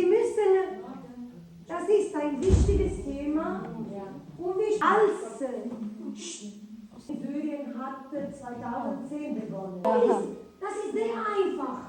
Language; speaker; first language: German; non-native, learner; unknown